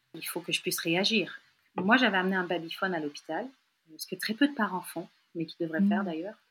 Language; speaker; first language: French; native; French